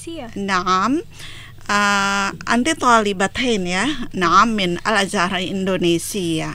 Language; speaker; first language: Arabic; non-native, fluent; Indonesian